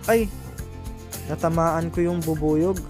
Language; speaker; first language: Filipino; native; Filipino